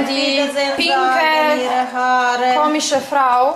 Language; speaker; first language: German; non-native, fluent; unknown